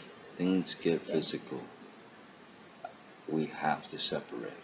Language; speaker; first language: English; native; English